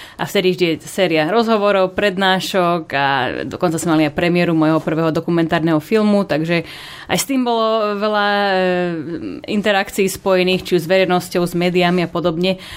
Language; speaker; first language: Slovak; native; Slovak